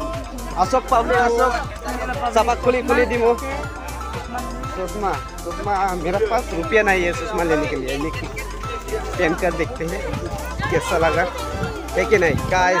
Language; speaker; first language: Hindi; non-native, local second language; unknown